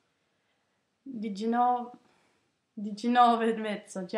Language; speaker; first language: Italian; non-native, learner; Danish